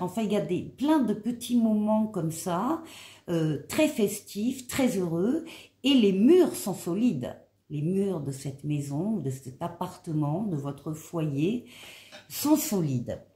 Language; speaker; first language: French; native; French